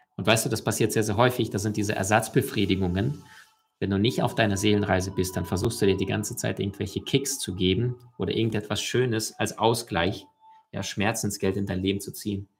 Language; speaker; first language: German; early bilingual, other home language; Russian